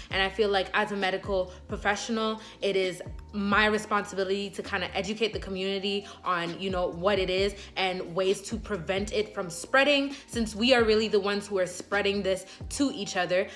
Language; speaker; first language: English; native; English